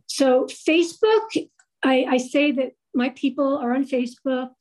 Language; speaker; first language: English; native; English